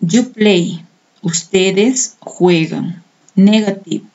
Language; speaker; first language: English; non-native, fluent; Spanish